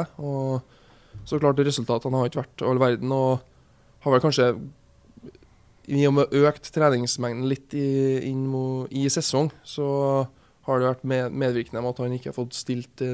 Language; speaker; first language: Norwegian; native; Norwegian